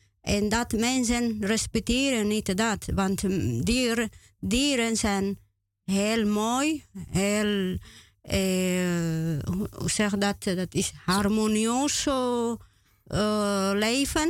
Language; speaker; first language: Dutch; non-native, learner; Spanish